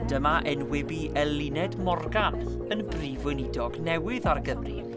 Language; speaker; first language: Welsh; native; Welsh